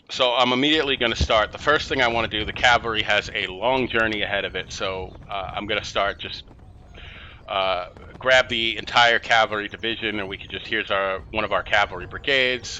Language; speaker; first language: English; native; English